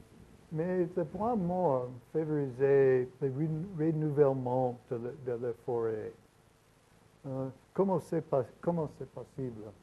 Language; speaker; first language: French; non-native, learner; English